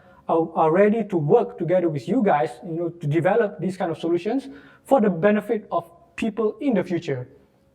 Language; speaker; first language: English; non-native, local second language; Malay